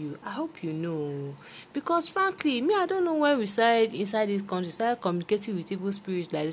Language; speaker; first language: English; non-native, local second language; Yoruba